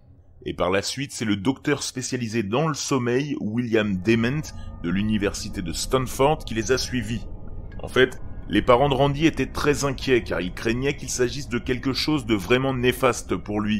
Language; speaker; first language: French; native; French